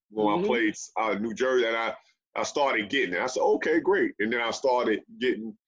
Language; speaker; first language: English; native; English